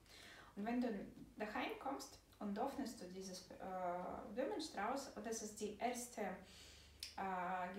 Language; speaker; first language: German; non-native, fluent; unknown